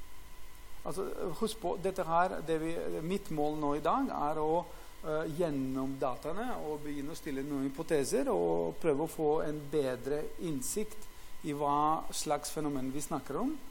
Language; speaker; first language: Norwegian; non-native, fluent; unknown